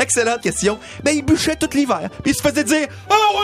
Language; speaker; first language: French; native; French